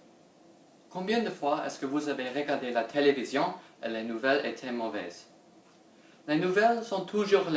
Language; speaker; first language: French; non-native, learner; English